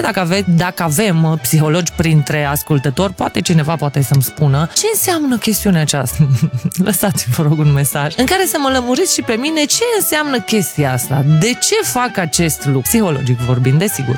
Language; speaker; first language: Romanian; native; Romanian